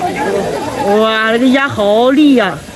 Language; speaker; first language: Chinese; native; Chinese